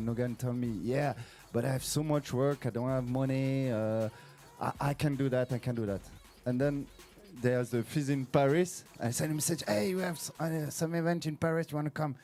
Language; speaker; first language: English; non-native, learner; French